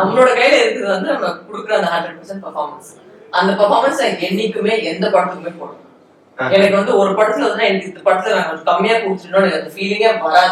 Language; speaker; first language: Tamil; native; Tamil